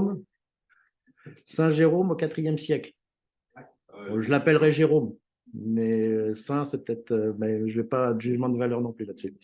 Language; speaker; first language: French; native; French